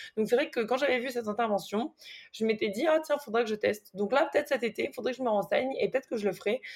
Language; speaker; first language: French; native; French